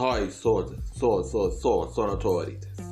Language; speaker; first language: Japanese; non-native, fluent; Persian